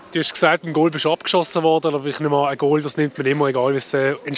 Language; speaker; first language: German; native; German